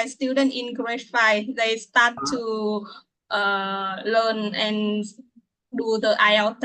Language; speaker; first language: English; non-native, learner; Vietnamese